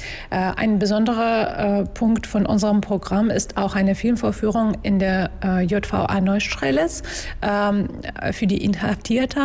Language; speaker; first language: German; non-native, learner; Russian